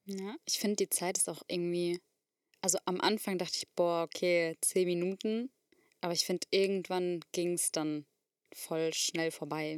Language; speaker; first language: German; native; German